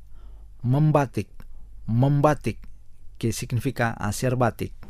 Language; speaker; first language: Indonesian; non-native, fluent; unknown